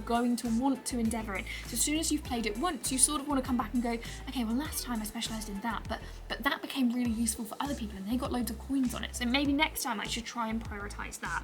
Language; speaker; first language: English; native; English